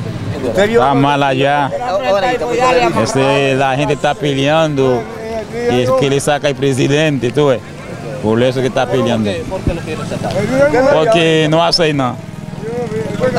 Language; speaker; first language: Spanish; non-native, learner; Haitian Creole